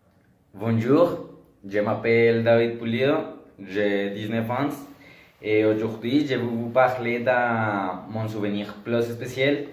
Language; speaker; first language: French; non-native, learner; Spanish